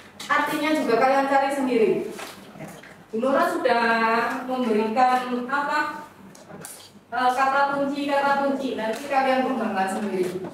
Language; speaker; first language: Indonesian; native; Indonesian